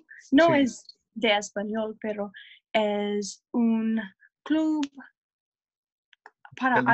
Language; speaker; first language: Spanish; non-native, learner; English